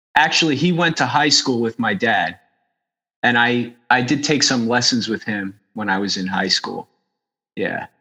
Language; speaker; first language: English; native; English